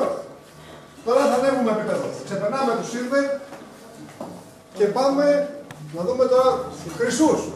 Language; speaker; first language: Greek; native; Greek